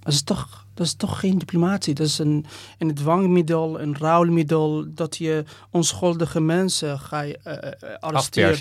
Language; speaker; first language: Dutch; non-native, fluent; Persian